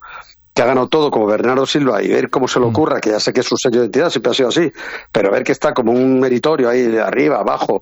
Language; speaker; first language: Spanish; native; Spanish